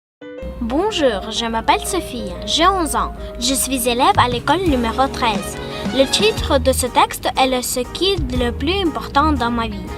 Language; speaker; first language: French; non-native, learner; Ukrainian